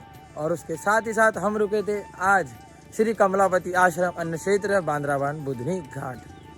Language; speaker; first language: Hindi; non-native, local second language; Marathi